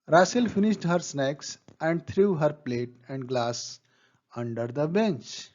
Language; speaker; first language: English; non-native, local second language; Hindi